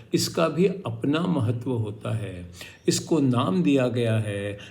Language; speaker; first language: Hindi; non-native, local second language; Marathi